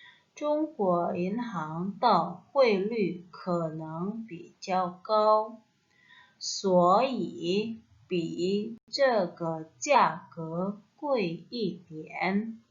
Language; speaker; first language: Chinese; non-native, fluent; Indonesian